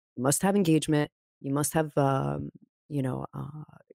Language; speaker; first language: English; native; English